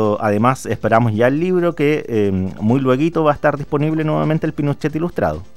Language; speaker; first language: Spanish; native; Spanish